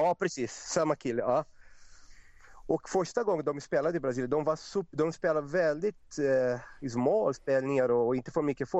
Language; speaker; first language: Swedish; non-native, fluent; Portuguese